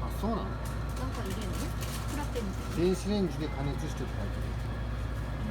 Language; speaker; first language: Japanese; native; Japanese